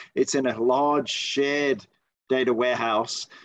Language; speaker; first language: English; native; English